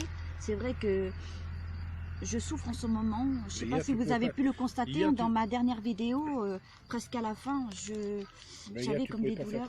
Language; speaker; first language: French; native; French